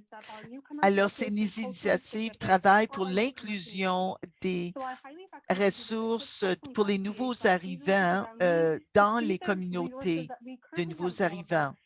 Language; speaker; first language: French; non-native, fluent; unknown